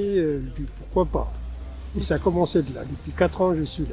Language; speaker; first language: French; non-native, local second language; Tamasheq